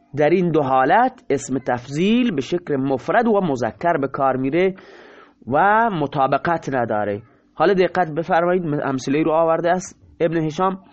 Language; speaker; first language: Persian; non-native, local second language; Baluchi